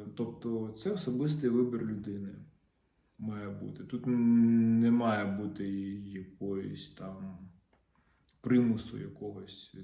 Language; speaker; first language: Ukrainian; non-native, local second language; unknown